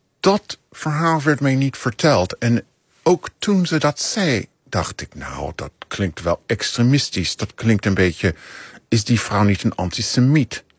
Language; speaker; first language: Dutch; non-native, fluent; English